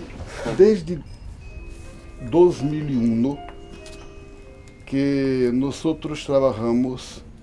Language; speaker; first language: Spanish; non-native, local second language; Portuguese